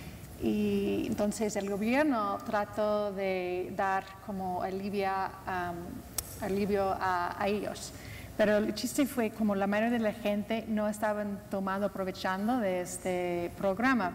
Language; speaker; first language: Spanish; non-native, fluent; English